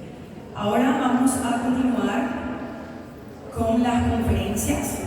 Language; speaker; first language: Spanish; non-native, fluent; Portuguese